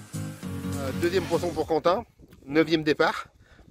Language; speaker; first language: French; native; French